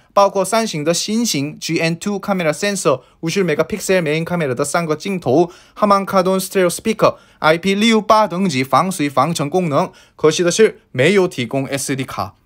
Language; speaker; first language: Chinese; non-native, fluent; Korean